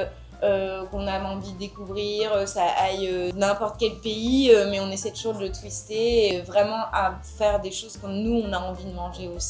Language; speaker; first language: French; native; French